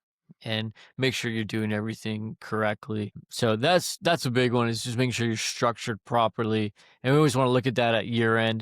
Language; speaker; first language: English; native; English